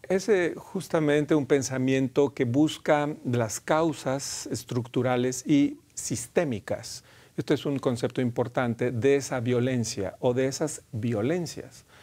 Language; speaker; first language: Spanish; native; Spanish